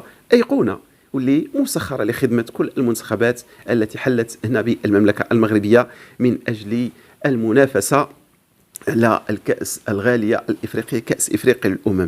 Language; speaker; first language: Arabic; native; Arabic